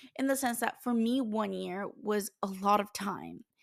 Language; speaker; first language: English; non-native, fluent; Italian